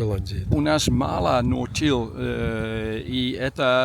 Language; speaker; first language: Russian; non-native, learner; Dutch